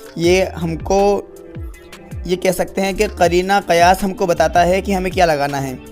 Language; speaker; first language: Urdu; native; Urdu